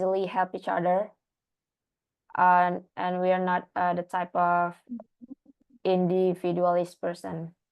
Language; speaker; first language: English; non-native, learner; Indonesian